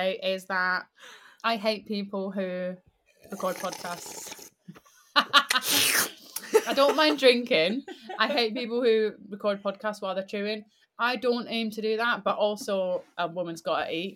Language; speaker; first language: English; native; English